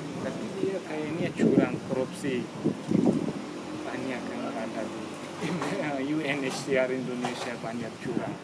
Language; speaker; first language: Indonesian; non-native, learner; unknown